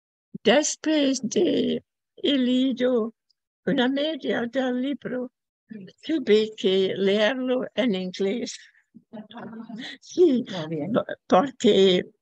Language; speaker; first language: Spanish; non-native, learner; English